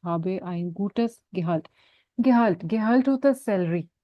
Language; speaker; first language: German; non-native, fluent; Urdu